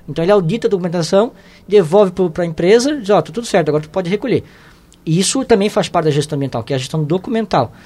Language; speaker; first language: Portuguese; native; Portuguese